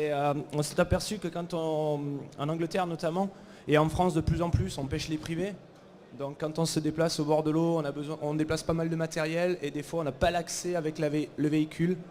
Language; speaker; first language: French; native; French